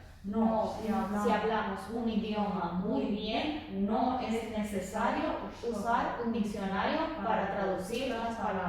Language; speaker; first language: Spanish; non-native, learner; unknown